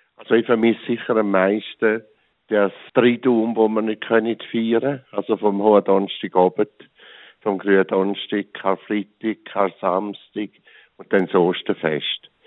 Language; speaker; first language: German; native; German